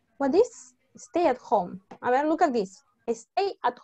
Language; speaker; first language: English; non-native, fluent; Spanish